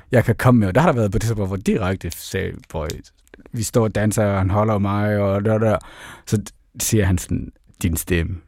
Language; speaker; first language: Danish; early bilingual, other home language; Somali